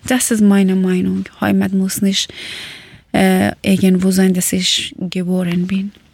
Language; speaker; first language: German; non-native, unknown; Persian